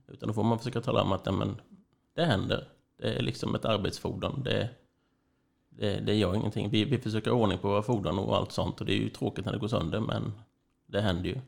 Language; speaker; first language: Swedish; native; Swedish